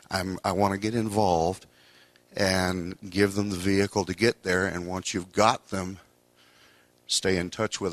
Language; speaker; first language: English; native; English